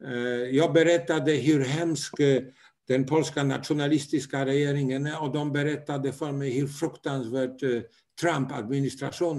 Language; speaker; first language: Swedish; non-native, fluent; Polish